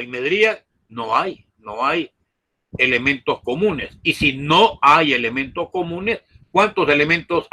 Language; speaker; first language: Spanish; native; Spanish